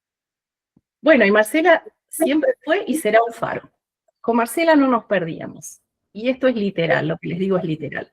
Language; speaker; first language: Spanish; native; Spanish